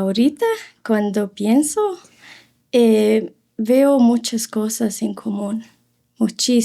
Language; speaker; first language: Spanish; non-native, fluent; Arabic